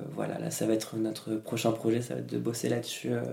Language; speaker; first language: French; native; French